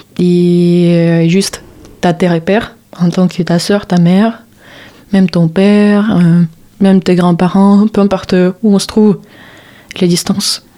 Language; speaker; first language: French; non-native, fluent; Russian